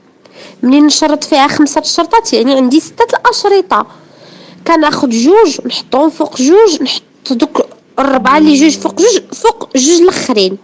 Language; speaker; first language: Arabic; native; Arabic